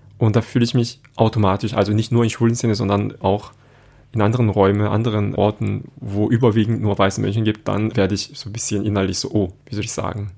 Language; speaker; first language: German; non-native, fluent; Korean